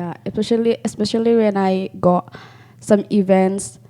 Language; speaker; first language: English; non-native, learner; Indonesian